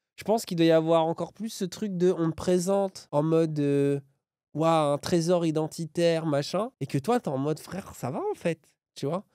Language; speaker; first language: French; native; French